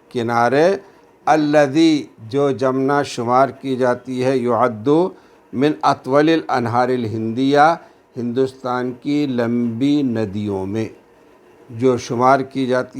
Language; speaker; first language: Urdu; native; Urdu